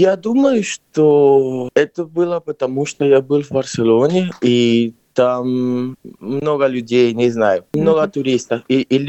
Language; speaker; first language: Russian; non-native, fluent; Spanish